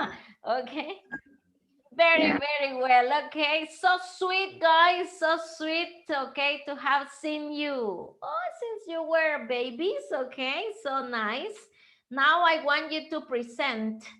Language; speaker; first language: English; non-native, fluent; Spanish